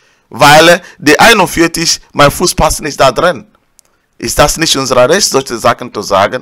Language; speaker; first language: German; non-native, learner; Igbo